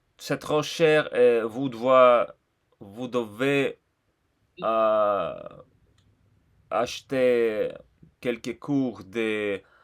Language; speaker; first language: French; non-native, learner; Russian